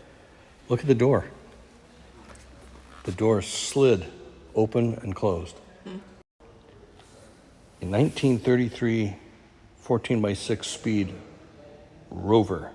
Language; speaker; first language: English; native; English